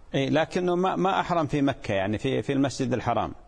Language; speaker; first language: Arabic; native; Arabic